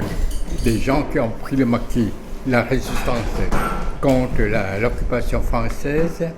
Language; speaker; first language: French; non-native, local second language; Vietnamese